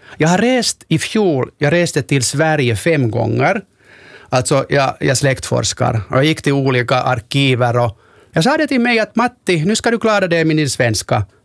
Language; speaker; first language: Swedish; non-native, local second language; Finnish